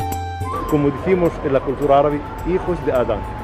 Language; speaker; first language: Spanish; non-native, fluent; Arabic